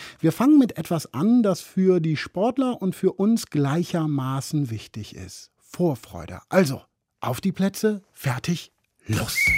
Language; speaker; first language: German; native; German